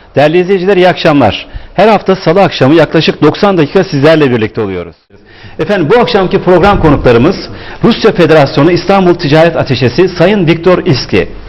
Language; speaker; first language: Turkish; native; Turkish